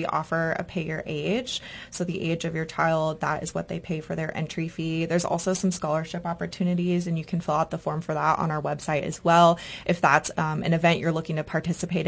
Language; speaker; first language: English; native; English